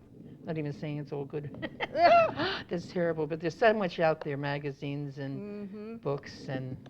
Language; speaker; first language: English; native; English